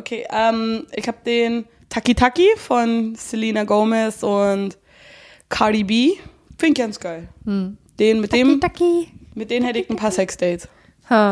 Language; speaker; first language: German; native; German